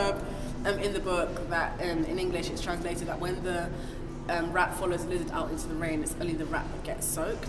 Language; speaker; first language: English; non-native, local second language; Igbo